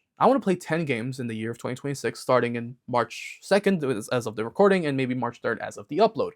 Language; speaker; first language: English; native; English